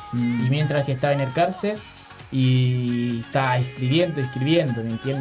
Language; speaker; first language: Spanish; non-native, learner; Haitian Creole